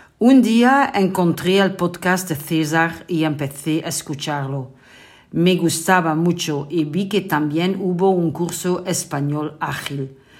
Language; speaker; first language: Spanish; non-native, fluent; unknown